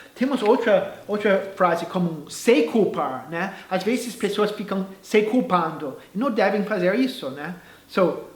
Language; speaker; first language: Portuguese; non-native, fluent; English